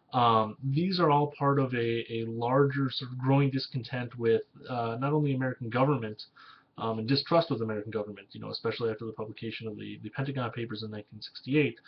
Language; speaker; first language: English; native; English